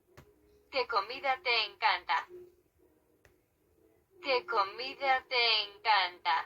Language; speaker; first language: Spanish; non-native, learner; Haitian Creole